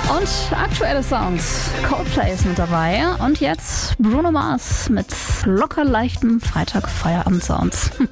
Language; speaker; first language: German; native; German